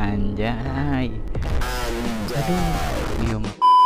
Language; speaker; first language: Indonesian; non-native, local second language; Sundanese